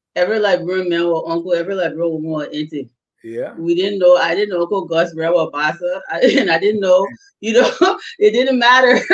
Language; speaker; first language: English; early bilingual, other home language; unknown